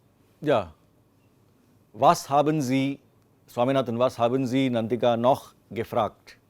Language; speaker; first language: German; non-native, fluent; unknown